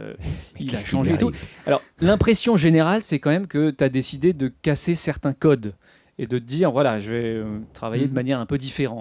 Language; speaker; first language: French; native; French